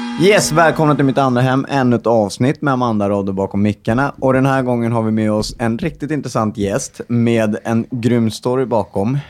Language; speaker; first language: Swedish; native; Swedish